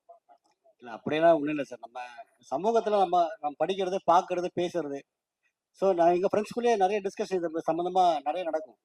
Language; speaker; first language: Tamil; native; Tamil